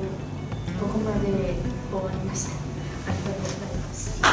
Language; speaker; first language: Japanese; non-native, learner; Chinese